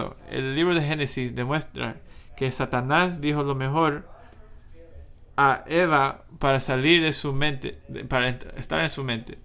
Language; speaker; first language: Spanish; non-native, fluent; English